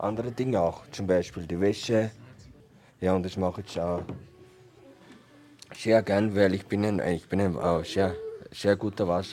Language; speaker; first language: German; native; German